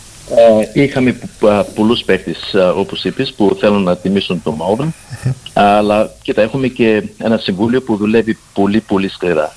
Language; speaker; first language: Greek; early bilingual, heritage; Greek